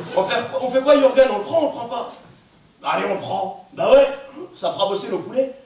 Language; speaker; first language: French; native; French